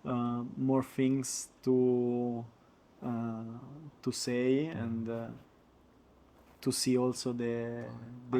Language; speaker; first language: English; non-native, learner; Italian